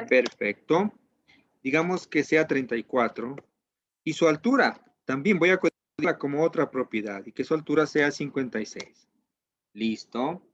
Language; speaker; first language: Spanish; native; Spanish